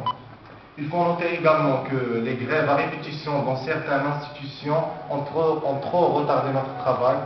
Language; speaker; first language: French; non-native, local second language; Arabic